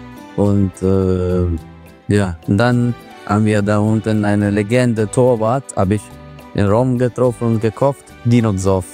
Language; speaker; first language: German; non-native, fluent; Italian